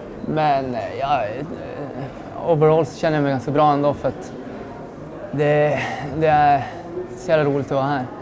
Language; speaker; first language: Swedish; native; Swedish